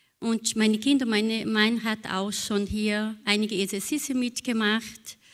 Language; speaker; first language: German; non-native, fluent; Portuguese